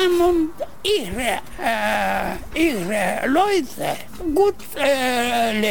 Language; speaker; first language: German; non-native, learner; Russian